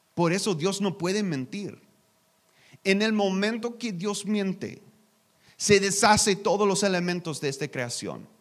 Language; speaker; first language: Spanish; non-native, learner; English